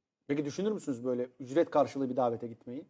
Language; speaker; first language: Turkish; native; Turkish